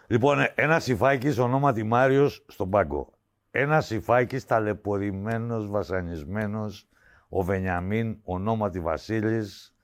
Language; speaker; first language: Greek; native; Greek